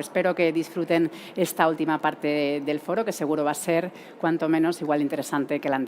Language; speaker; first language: Spanish; native; Spanish